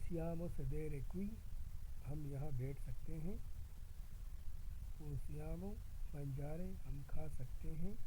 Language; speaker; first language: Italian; non-native, learner; Urdu